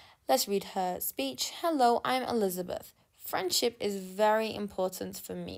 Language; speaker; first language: English; non-native, fluent; Turkish